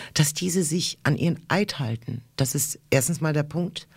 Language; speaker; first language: German; early bilingual, other home language; Russian